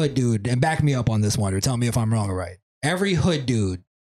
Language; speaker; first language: English; native; English